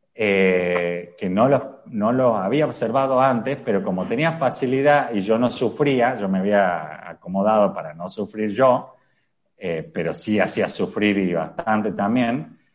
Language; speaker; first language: Spanish; native; Spanish